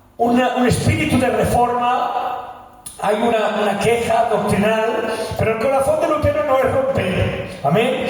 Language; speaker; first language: Spanish; native; Spanish